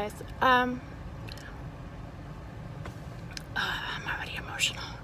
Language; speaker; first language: English; native; English